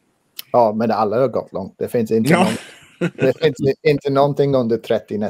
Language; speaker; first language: Swedish; non-native, fluent; English